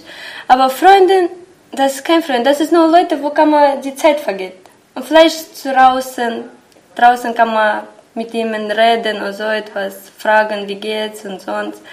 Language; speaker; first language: German; non-native, learner; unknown